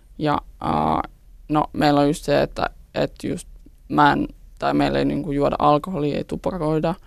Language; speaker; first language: Finnish; native; Finnish